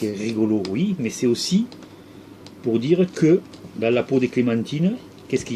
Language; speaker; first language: French; native; French